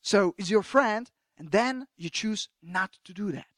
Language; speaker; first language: English; non-native, fluent; Slovak